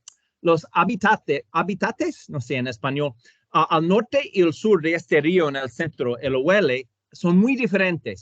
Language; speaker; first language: Spanish; non-native, fluent; English